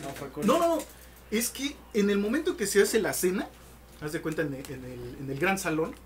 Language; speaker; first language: Spanish; native; Spanish